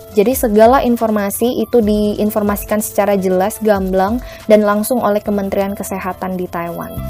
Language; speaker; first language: Indonesian; native; Indonesian